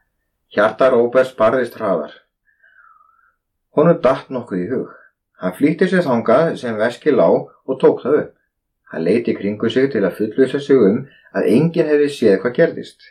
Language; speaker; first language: Icelandic; native; Icelandic